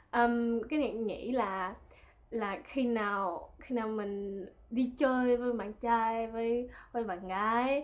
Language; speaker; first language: Vietnamese; non-native, learner; French